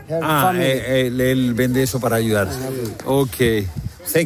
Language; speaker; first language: Spanish; native; Spanish